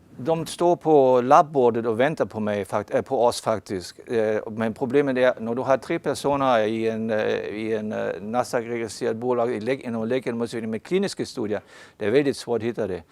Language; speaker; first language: Swedish; non-native, fluent; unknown